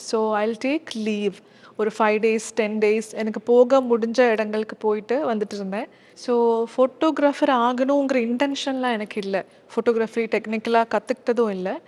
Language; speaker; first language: Tamil; non-native, local second language; Malayalam